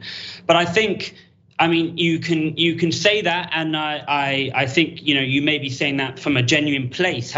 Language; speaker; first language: English; native; English